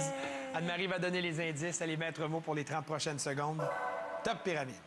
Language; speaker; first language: French; native; French